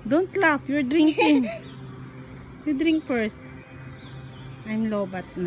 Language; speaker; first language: English; non-native, local second language; Filipino